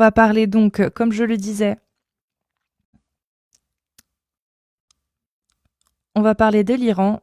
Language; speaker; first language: French; native; French